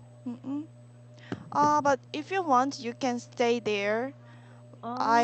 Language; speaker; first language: English; non-native, learner; Korean